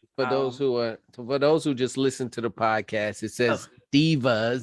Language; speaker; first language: English; native; English